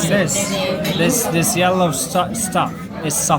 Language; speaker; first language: English; non-native, learner; Turkish